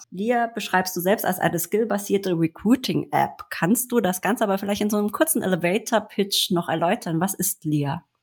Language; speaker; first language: German; native; German